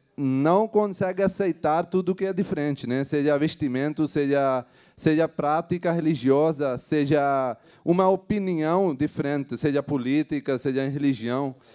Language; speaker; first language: Portuguese; non-native, fluent; Urdu